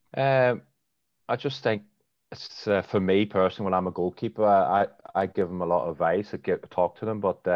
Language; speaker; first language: English; native; English